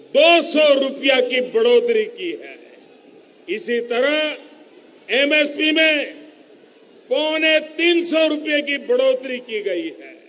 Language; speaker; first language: Hindi; non-native, local second language; Gujarati